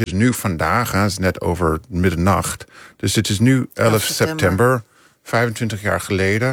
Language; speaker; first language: Dutch; non-native, fluent; English